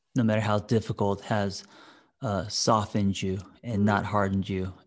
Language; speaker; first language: English; native; English